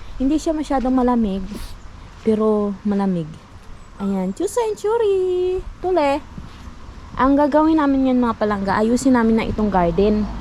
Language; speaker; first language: Filipino; non-native, local second language; Hiligaynon